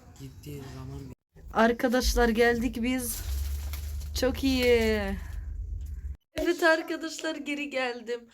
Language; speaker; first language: Turkish; early bilingual, other home language; Arabic